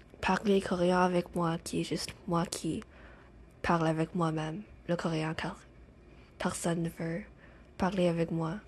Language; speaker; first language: French; non-native, learner; English